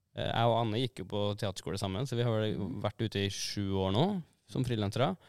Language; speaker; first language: Norwegian; native; Norwegian